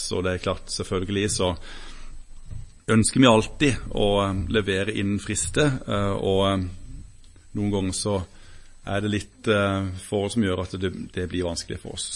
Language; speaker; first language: Norwegian; native; Norwegian